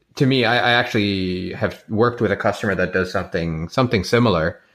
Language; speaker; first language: English; native; English